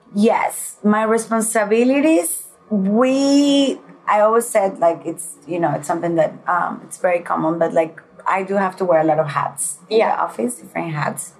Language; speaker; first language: English; early bilingual, other home language; Spanish